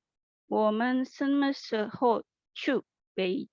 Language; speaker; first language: Chinese; non-native, learner; Indonesian